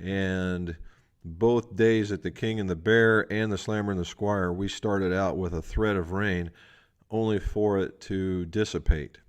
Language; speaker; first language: English; native; English